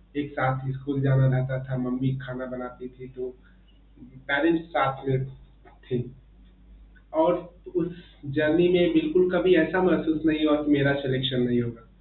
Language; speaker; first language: Hindi; native; Hindi